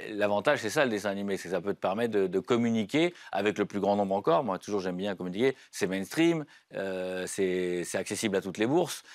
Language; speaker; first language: French; native; French